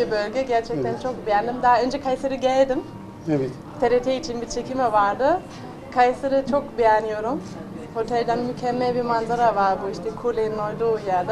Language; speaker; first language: Turkish; non-native, fluent; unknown